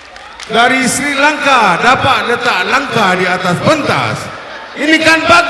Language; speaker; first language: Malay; non-native, local second language; Tamil